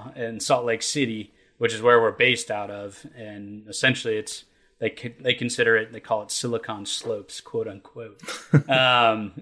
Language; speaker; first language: English; native; English